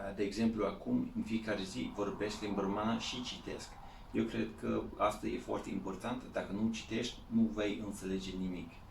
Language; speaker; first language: Romanian; non-native, learner; English